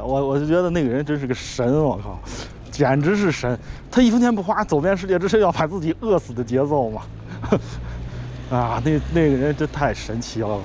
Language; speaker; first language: Chinese; native; Chinese